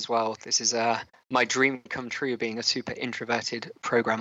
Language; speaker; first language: English; native; English